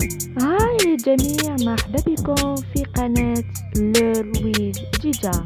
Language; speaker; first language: Arabic; native; Arabic